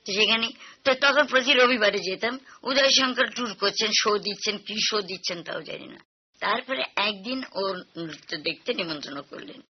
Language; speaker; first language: Bangla; native; Bangla